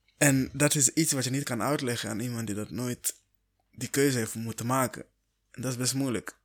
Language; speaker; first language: Dutch; non-native, fluent; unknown